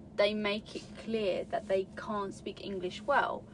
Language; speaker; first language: English; native; English